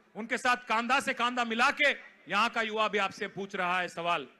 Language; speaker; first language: Hindi; non-native, local second language; Telugu